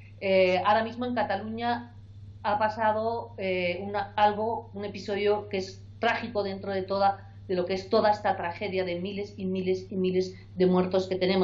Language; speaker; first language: Spanish; native; Spanish